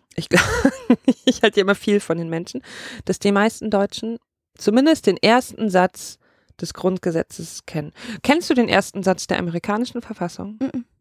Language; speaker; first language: German; native; German